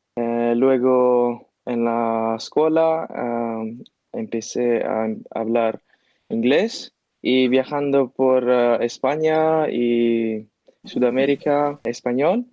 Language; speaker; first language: Spanish; non-native, learner; Chinese